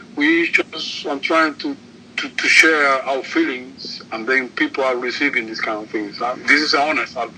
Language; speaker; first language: English; non-native, learner; Spanish